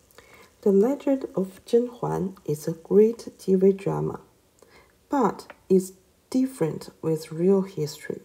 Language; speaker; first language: English; non-native, learner; Chinese